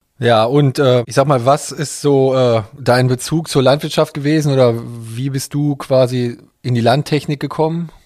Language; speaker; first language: German; native; German